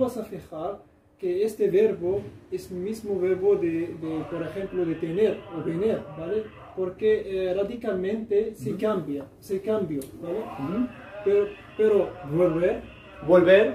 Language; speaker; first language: Spanish; non-native, learner; Arabic